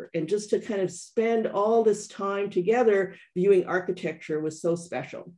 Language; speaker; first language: English; native; English